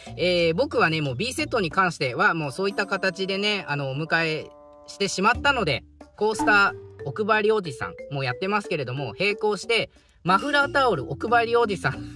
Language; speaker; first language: Japanese; native; Japanese